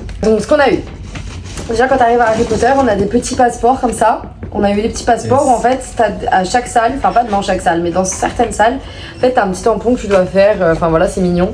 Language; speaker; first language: French; native; French